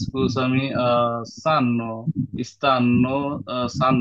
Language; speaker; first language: Italian; non-native, fluent; Bangla